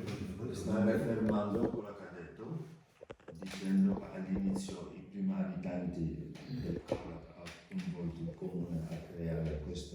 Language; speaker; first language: Italian; non-native, fluent; Wolof